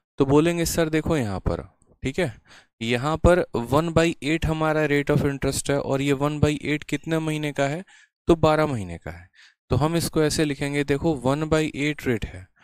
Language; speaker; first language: Hindi; native; Hindi